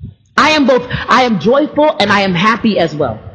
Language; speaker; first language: English; native; English